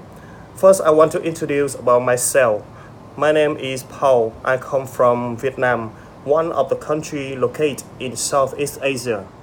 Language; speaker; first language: English; non-native, learner; Vietnamese